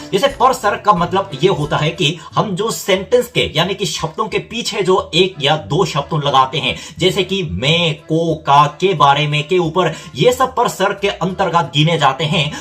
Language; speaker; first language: Hindi; non-native, fluent; Korean